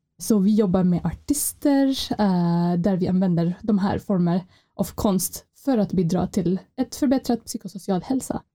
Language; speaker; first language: Swedish; non-native, fluent; Arabic